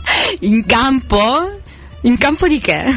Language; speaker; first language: Italian; native; Italian